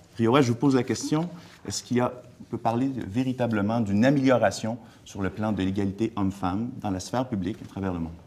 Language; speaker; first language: French; native; French